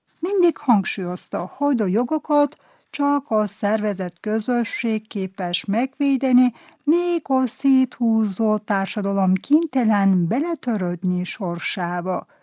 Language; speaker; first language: Hungarian; non-native, fluent; Turkish